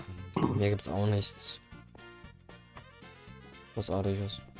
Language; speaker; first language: German; native; German